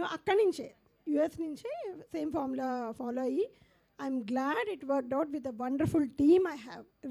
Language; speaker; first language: Telugu; native; Telugu